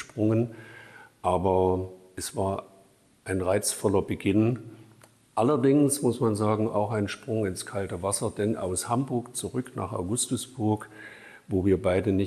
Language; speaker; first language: German; native; German